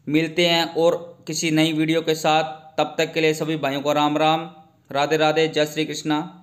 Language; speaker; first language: Hindi; native; Hindi